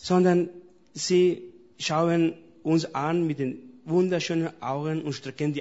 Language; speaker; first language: German; non-native, fluent; Spanish